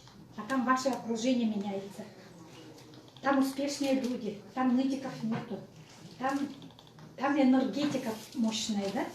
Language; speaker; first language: Russian; native; Russian